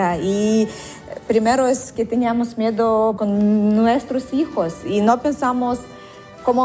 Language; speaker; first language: Spanish; non-native, learner; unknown